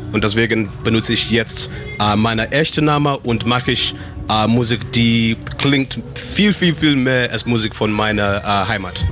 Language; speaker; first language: German; non-native, learner; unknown